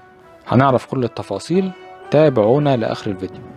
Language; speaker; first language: Arabic; native; Arabic